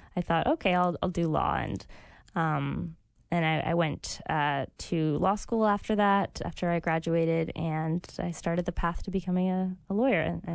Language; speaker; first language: English; early bilingual, other home language; French